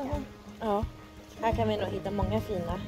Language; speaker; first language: Swedish; native; Swedish